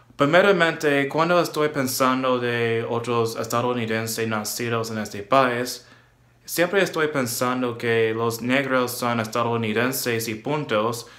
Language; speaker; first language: Spanish; non-native, learner; English